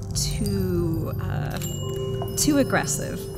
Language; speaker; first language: English; native; English